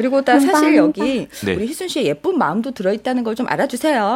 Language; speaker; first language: Korean; native; Korean